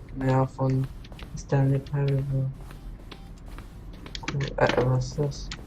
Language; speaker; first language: German; non-native, local second language; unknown